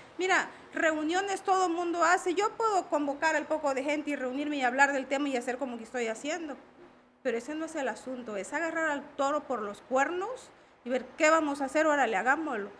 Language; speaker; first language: Spanish; native; Spanish